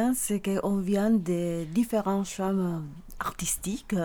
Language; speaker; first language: French; non-native, fluent; Spanish